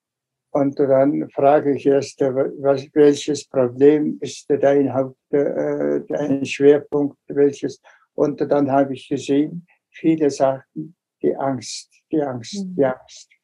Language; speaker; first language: German; non-native, fluent; Tuvinian